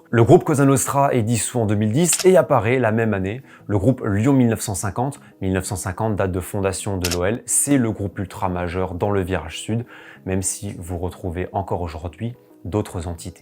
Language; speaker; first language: French; native; French